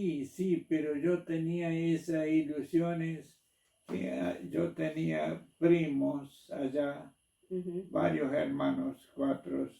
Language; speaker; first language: Spanish; non-native, local second language; German